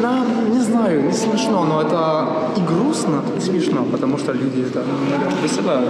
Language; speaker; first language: Russian; non-native, learner; French